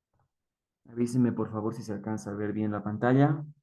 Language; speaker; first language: Spanish; native; Spanish